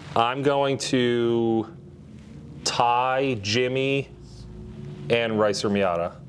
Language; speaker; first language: English; native; English